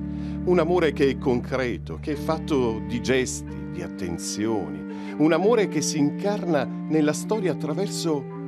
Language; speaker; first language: Italian; native; Italian